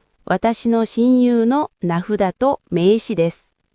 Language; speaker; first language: Japanese; non-native, fluent; Korean